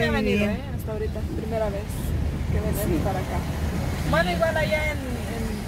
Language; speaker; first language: Spanish; native; Spanish